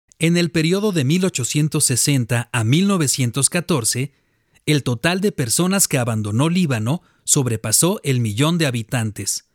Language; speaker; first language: Spanish; native; Spanish